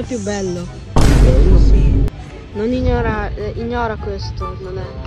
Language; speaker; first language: Italian; early bilingual, other home language; Filipino